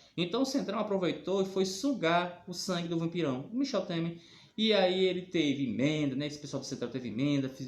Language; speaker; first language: Portuguese; native; Portuguese